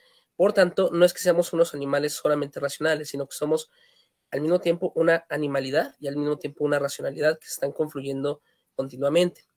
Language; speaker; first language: Spanish; native; Spanish